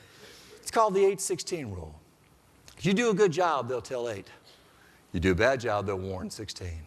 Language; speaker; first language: English; native; English